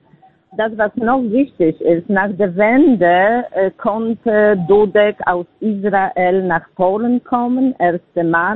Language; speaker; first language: German; non-native, fluent; Polish